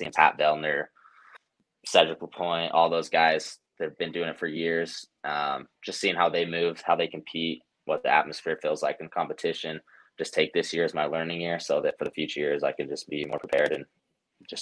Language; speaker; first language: English; native; English